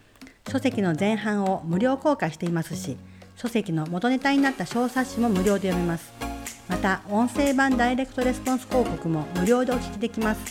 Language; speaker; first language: Japanese; native; Japanese